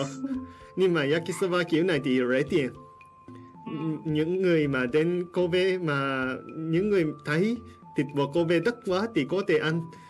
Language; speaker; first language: Vietnamese; non-native, fluent; Japanese